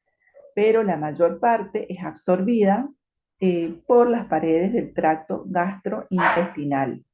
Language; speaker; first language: Spanish; native; Spanish